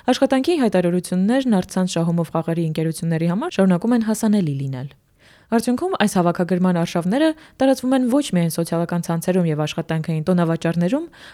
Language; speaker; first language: Armenian; native; Armenian